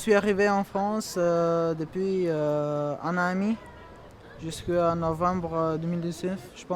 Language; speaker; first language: French; non-native, learner; Albanian